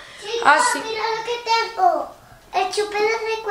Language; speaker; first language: Spanish; native; Spanish